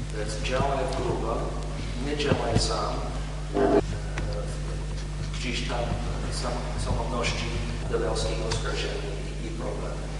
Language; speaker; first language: Polish; non-native, learner; English